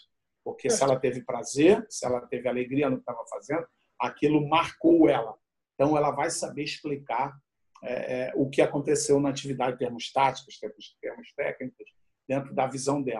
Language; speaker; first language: Portuguese; native; Portuguese